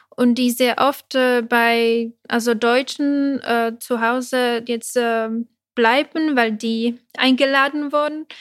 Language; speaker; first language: German; non-native, fluent; Czech